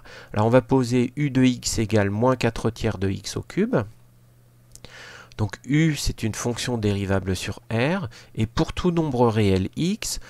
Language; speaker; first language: French; native; French